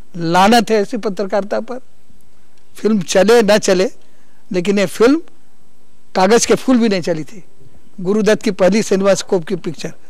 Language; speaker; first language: Hindi; native; Hindi